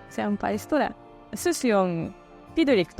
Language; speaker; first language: Estonian; non-native, learner; Japanese